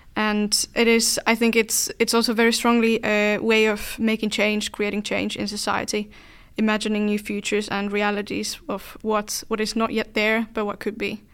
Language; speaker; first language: English; non-native, fluent; Finnish